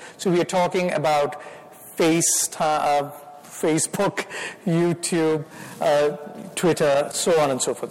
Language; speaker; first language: English; non-native, local second language; Malayalam